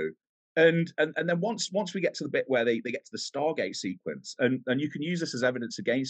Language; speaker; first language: English; native; English